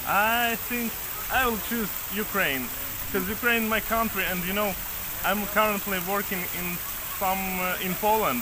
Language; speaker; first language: English; non-native, learner; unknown